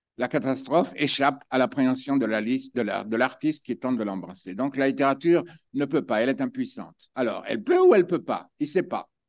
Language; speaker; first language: French; native; French